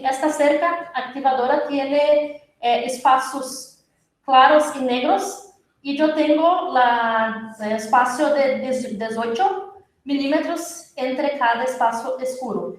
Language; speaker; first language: Spanish; non-native, fluent; Portuguese